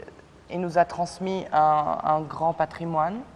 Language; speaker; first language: French; early bilingual, other home language; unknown